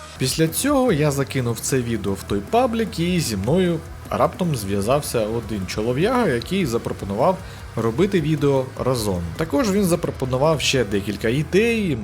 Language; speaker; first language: Ukrainian; early bilingual, other home language; Russian